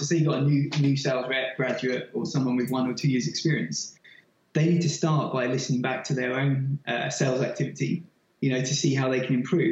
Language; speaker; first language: English; native; English